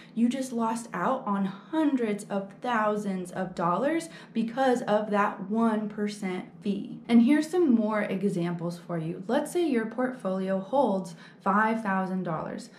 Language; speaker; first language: English; native; English